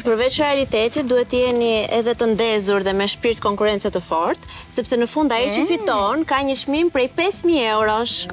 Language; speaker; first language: Albanian; native; Albanian